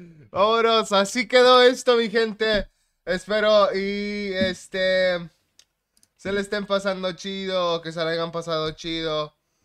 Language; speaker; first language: Spanish; early bilingual, heritage; Spanish